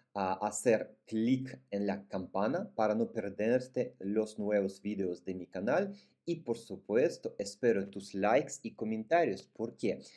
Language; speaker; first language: Spanish; non-native, fluent; Russian